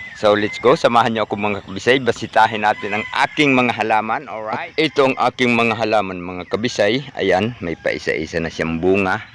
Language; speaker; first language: Filipino; non-native, local second language; Cebuano